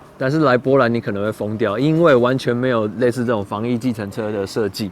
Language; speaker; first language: Chinese; native; Chinese